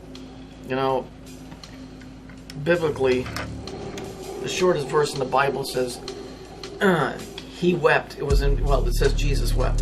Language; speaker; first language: English; native; English